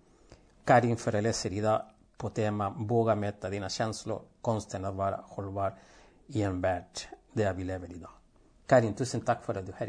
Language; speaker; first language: Swedish; non-native, fluent; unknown